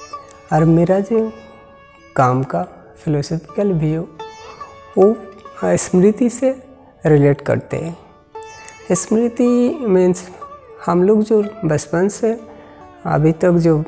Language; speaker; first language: Hindi; non-native, local second language; Bangla